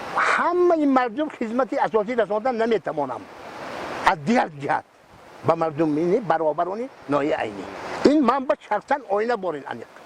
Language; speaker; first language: Tajik; non-native, local second language; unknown